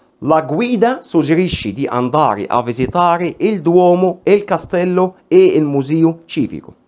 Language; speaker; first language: Italian; non-native, fluent; Arabic